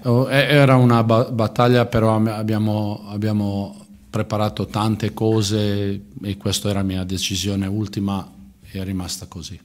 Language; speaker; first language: Italian; non-native, fluent; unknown